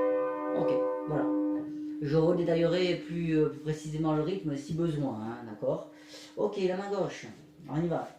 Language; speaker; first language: French; native; French